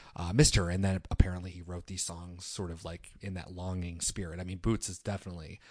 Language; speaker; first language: English; native; English